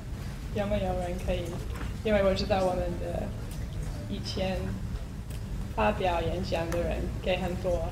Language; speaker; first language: Chinese; non-native, fluent; English